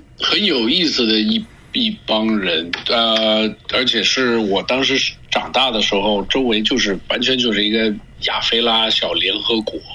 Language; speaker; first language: Chinese; early bilingual, other home language; English